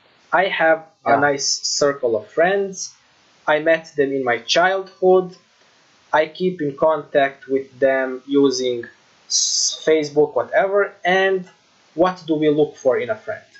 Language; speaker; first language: English; non-native, fluent; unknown